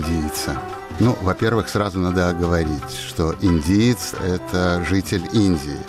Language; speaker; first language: Russian; native; Russian